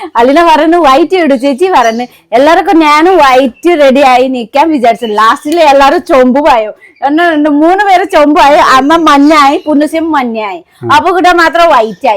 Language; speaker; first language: Malayalam; non-native, learner; Nepali